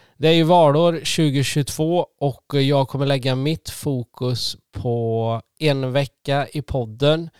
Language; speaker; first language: Swedish; native; Swedish